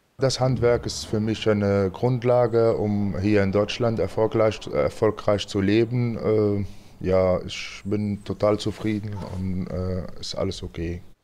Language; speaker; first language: German; non-native, fluent; Arabic